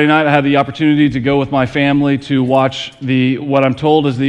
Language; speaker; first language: English; native; English